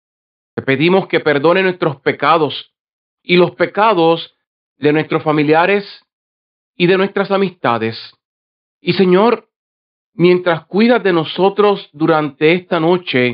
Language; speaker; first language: Spanish; native; Spanish